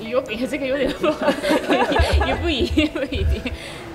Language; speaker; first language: Chinese; non-native, fluent; Japanese